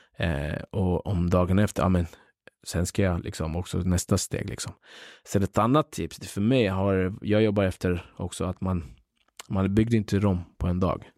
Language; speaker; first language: Swedish; early bilingual, other home language; Central Kurdish